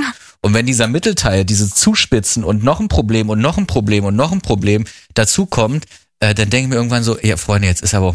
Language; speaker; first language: German; native; German